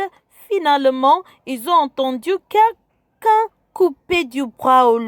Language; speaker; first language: French; non-native, fluent; English